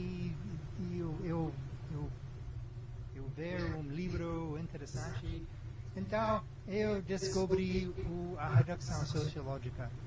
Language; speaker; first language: Portuguese; non-native, learner; English